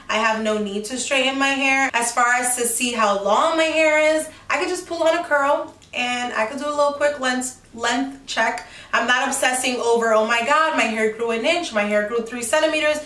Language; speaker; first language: English; early bilingual, other home language; Spanish